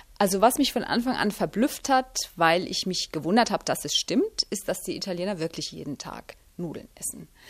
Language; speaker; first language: German; native; German